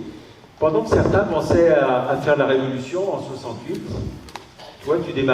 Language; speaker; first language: French; native; French